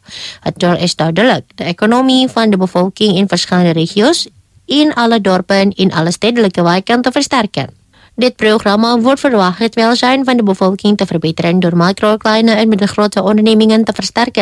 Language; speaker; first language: Dutch; non-native, fluent; Indonesian